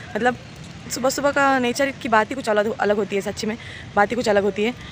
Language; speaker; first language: Hindi; non-native, local second language; Urdu